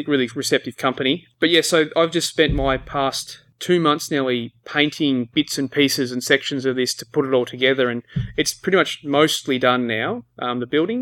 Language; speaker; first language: English; native; English